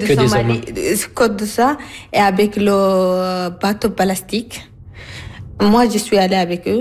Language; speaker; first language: French; non-native, learner; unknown